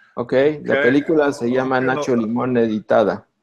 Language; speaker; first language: Spanish; native; Spanish